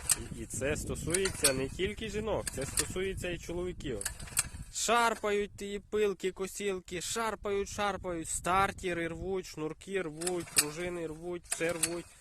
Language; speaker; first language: Ukrainian; native; Ukrainian